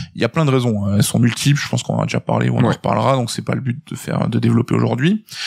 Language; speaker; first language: French; native; French